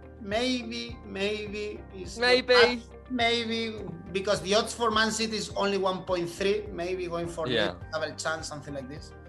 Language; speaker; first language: English; non-native, fluent; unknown